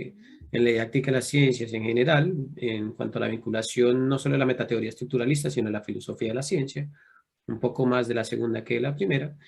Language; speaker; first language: Spanish; native; Spanish